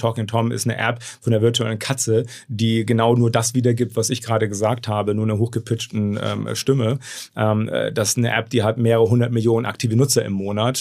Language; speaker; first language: German; native; German